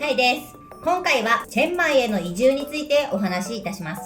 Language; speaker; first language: Japanese; native; Japanese